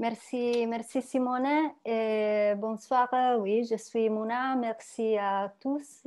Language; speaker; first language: French; non-native, learner; Italian